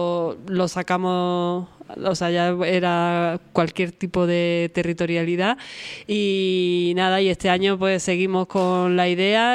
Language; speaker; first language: Spanish; native; Spanish